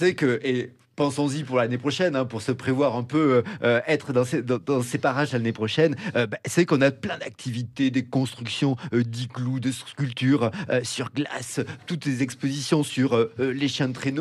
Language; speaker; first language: French; native; French